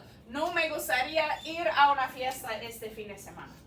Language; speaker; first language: Spanish; non-native, fluent; English